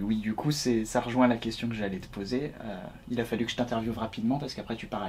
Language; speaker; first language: French; native; French